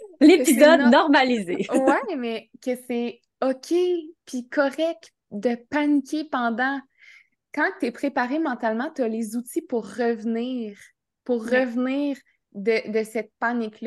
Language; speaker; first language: French; native; French